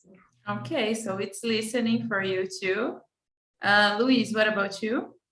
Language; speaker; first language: English; non-native, fluent; Portuguese